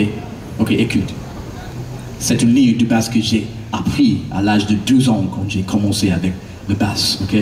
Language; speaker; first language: French; non-native, learner; English